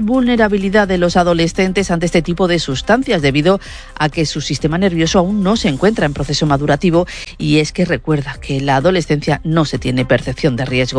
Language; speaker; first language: Spanish; native; Spanish